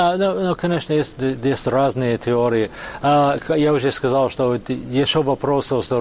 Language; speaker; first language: Russian; non-native, fluent; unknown